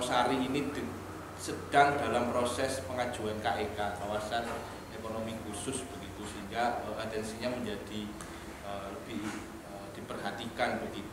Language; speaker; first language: Indonesian; native; Indonesian